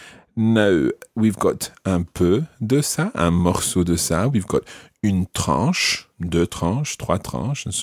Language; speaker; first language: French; non-native, fluent; English